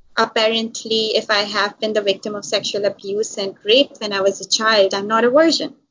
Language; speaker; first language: English; non-native, local second language; Urdu